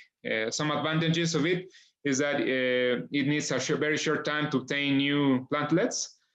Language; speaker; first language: English; non-native, fluent; Spanish